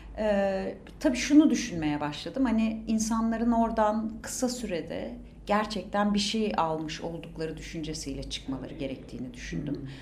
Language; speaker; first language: Turkish; native; Turkish